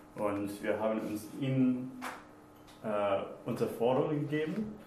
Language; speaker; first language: German; non-native, fluent; English